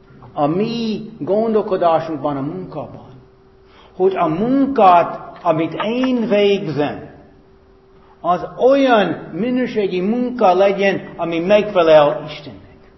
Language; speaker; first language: Hungarian; non-native, fluent; English